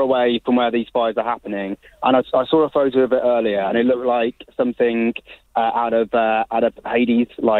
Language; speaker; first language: English; native; English